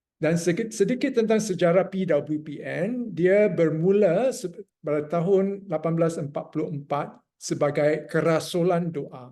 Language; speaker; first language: Malay; non-native, local second language; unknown